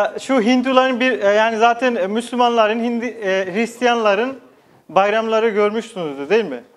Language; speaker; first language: Turkish; non-native, fluent; Nepali